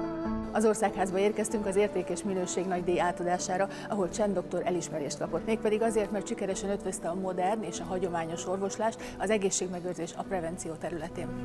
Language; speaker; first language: Hungarian; native; Hungarian